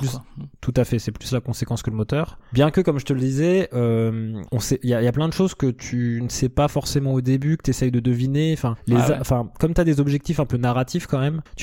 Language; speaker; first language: French; native; French